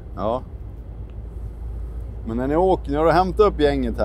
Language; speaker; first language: Swedish; native; Swedish